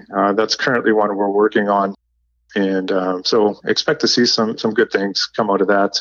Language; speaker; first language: English; native; English